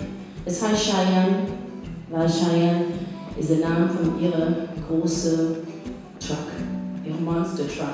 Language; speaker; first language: German; non-native, fluent; English